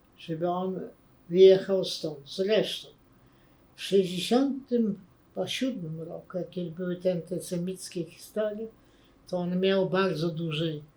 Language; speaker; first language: Polish; native; Polish